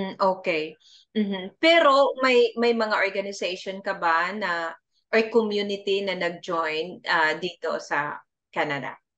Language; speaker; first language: Filipino; non-native, local second language; Cebuano